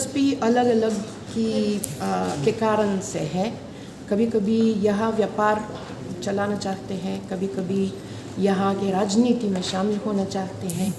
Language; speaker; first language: Hindi; non-native, fluent; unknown